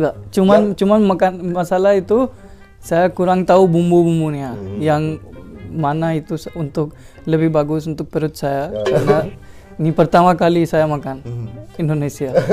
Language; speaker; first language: Indonesian; non-native, learner; Hindi